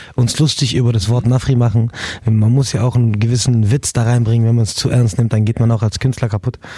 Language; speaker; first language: German; early bilingual, other home language; Arabic